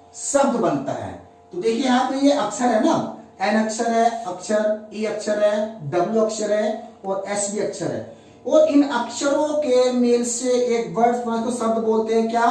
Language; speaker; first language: Hindi; native; Hindi